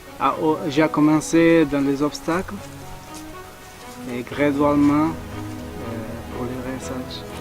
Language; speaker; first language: French; non-native, learner; Portuguese